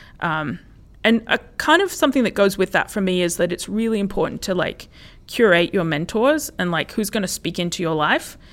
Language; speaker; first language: English; early bilingual, other home language; Spanish